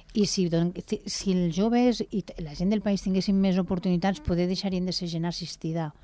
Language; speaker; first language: Catalan; non-native, local second language; Spanish